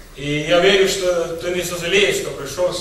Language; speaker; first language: Russian; non-native, learner; Estonian